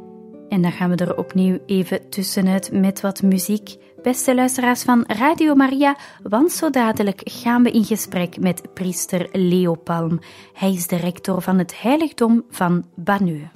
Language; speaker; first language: Dutch; native; Dutch